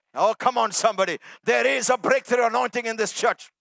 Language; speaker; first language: English; non-native, local second language; Tamil